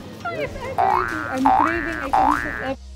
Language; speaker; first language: English; non-native, learner; Filipino